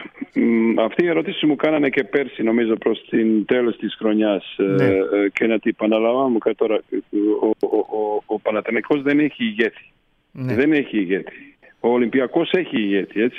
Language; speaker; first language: Greek; non-native, fluent; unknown